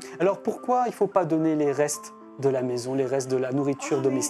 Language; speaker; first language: French; native; French